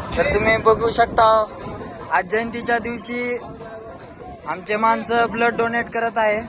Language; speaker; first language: Marathi; non-native, local second language; Lambadi